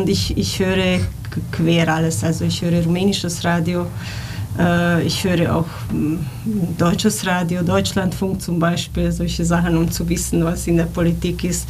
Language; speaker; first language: German; non-native, fluent; Romanian